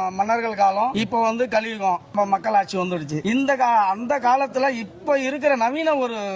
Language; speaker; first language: Tamil; native; Tamil